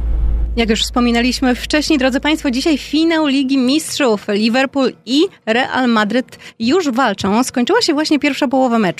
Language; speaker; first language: Polish; native; Polish